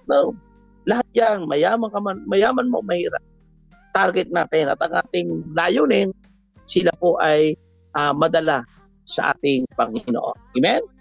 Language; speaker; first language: Filipino; native; Filipino